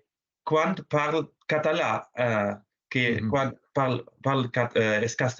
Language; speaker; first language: Spanish; non-native, fluent; German